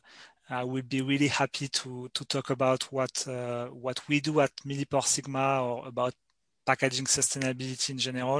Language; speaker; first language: English; non-native, fluent; French